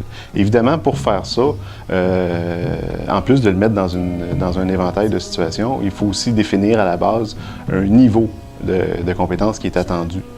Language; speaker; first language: French; native; French